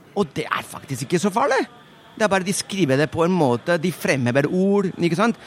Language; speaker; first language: Norwegian; non-native, fluent; Spanish